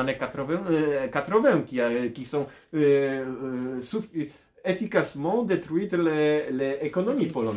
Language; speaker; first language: French; non-native, learner; Polish